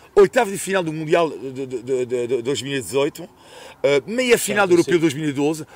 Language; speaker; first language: Portuguese; non-native, fluent; French